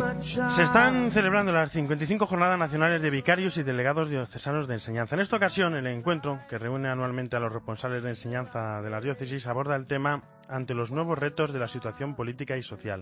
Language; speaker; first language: Spanish; native; Spanish